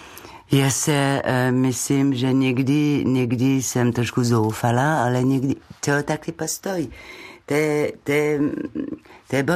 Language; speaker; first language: Czech; non-native, learner; French